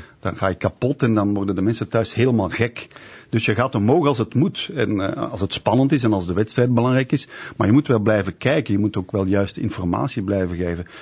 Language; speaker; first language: Dutch; native; Dutch